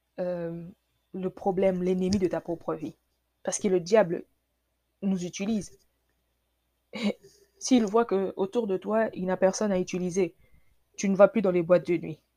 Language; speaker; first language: French; non-native, local second language; Lingala